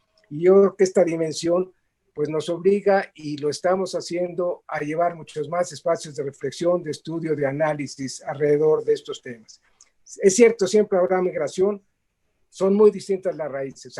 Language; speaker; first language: Spanish; native; Spanish